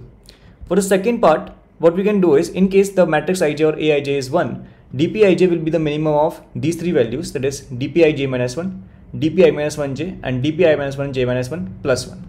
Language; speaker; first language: English; non-native, local second language; Hindi